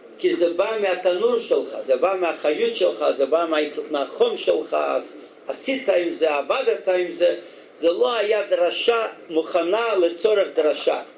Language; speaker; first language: Hebrew; native; Hebrew